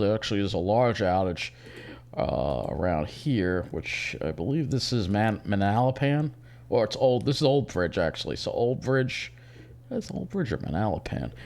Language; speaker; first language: English; native; English